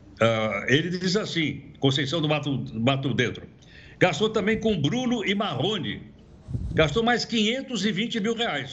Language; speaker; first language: Portuguese; native; Portuguese